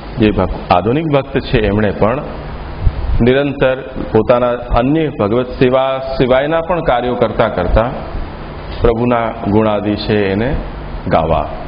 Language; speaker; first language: Gujarati; native; Gujarati